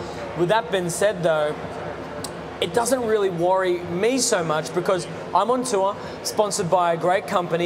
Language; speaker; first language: English; native; English